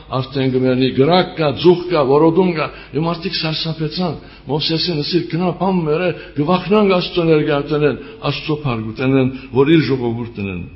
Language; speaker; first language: Armenian; early bilingual, heritage; Armenian